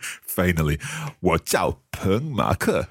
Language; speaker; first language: Chinese; non-native, learner; English